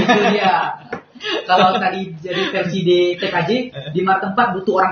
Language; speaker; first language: Indonesian; native; Indonesian